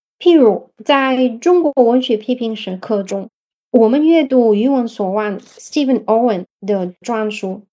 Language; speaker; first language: Chinese; non-native, fluent; Bulgarian